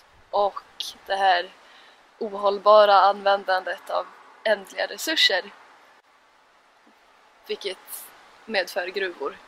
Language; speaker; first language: Swedish; native; Swedish